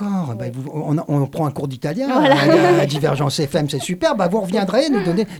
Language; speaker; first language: French; native; French